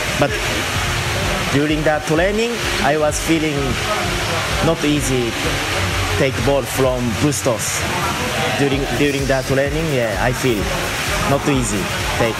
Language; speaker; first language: English; non-native, learner; Japanese